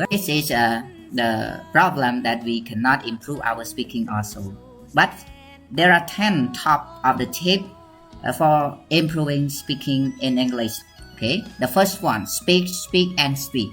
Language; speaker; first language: English; non-native, learner; Khmer